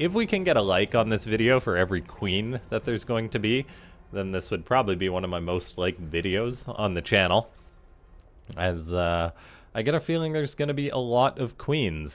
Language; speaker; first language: English; native; English